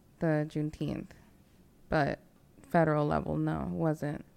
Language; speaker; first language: English; early bilingual, other home language; Spanish